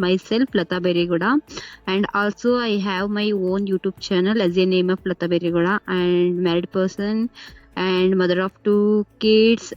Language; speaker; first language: English; non-native, learner; Kannada